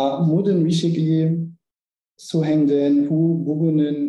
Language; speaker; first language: Korean; non-native, learner; German